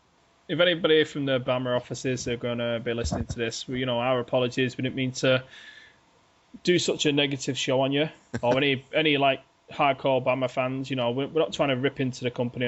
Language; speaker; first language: English; native; English